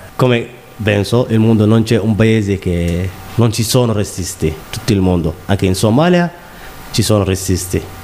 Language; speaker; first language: Italian; non-native, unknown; Somali